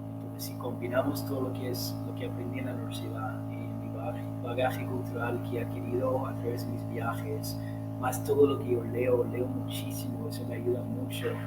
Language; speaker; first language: Spanish; non-native, fluent; English